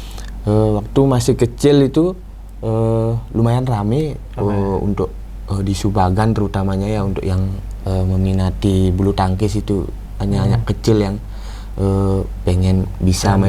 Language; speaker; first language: Indonesian; non-native, local second language; Balinese